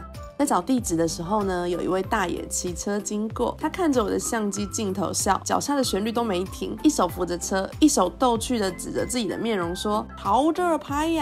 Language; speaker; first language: Chinese; native; Chinese